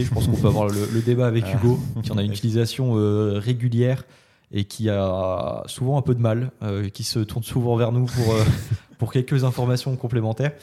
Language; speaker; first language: French; native; French